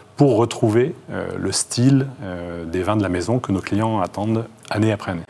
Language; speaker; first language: French; native; French